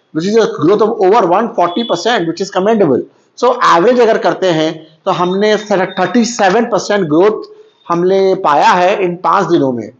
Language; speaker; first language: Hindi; native; Hindi